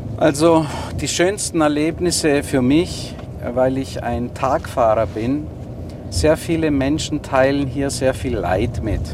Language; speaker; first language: German; non-native, fluent; Greek